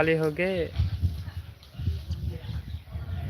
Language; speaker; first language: Hindi; non-native, local second language; Bodo